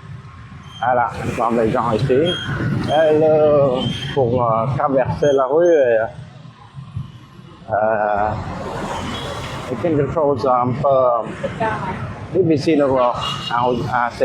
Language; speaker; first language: French; non-native, fluent; Vietnamese